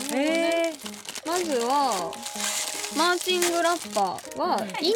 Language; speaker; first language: Japanese; native; Japanese